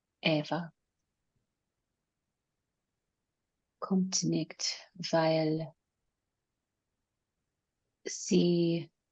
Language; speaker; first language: German; non-native, learner; English